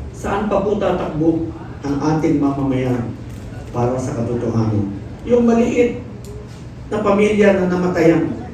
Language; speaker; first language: Filipino; native; Filipino